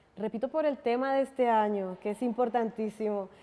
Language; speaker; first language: Spanish; native; Spanish